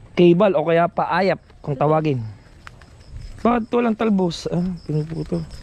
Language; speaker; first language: Filipino; native; Filipino